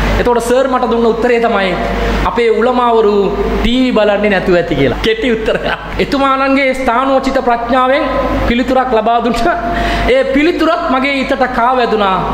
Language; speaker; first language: Sinhala; non-native, local second language; Tamil